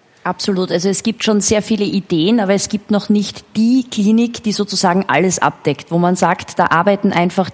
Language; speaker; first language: German; native; German